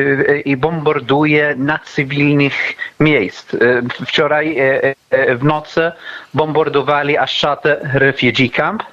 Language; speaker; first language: Polish; non-native, fluent; Arabic